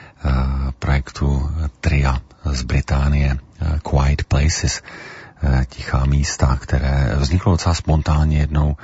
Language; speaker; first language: Czech; native; Czech